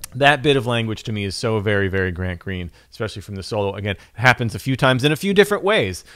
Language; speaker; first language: English; native; English